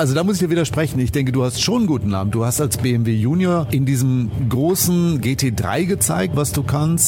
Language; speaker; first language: German; native; German